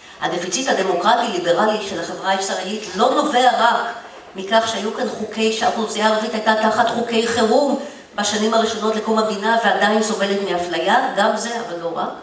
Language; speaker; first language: Hebrew; native; Hebrew